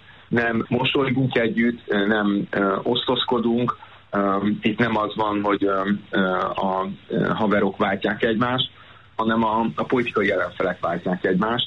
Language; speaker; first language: Hungarian; native; Hungarian